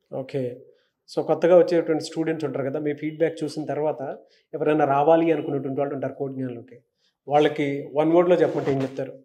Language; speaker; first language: Telugu; native; Telugu